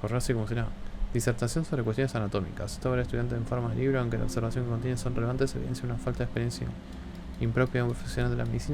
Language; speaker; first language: Spanish; native; Spanish